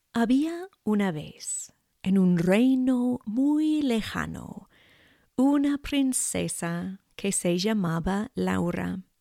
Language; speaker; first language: Spanish; non-native, fluent; English